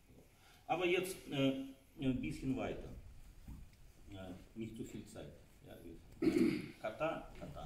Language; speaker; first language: German; non-native, learner; Russian